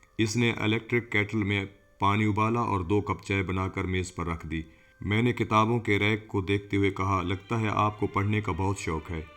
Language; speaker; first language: Urdu; non-native, local second language; Sindhi